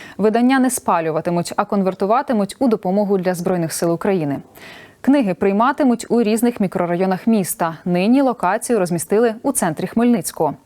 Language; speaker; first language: Ukrainian; native; Ukrainian